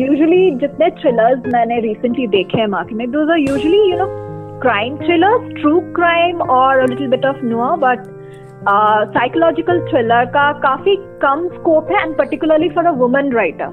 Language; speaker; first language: English; non-native, local second language; Bangla